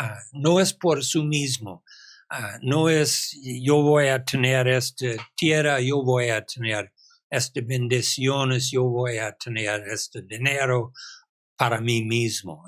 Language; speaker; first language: Spanish; non-native, fluent; English